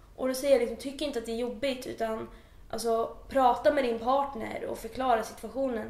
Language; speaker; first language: Swedish; early bilingual, other home language; Persian